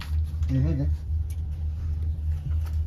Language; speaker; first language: Russian; native; Russian